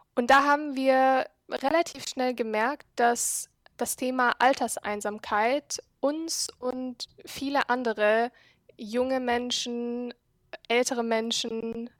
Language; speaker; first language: German; non-native, fluent; Arabic